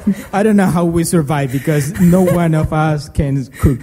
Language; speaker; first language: English; non-native, learner; Spanish